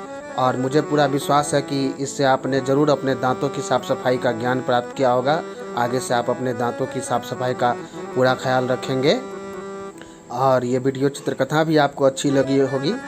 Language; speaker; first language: Hindi; native; Hindi